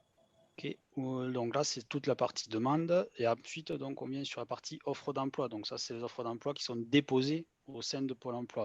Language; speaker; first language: French; native; French